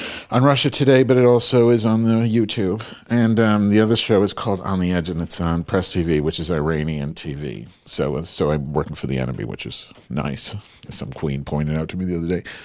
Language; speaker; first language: English; native; English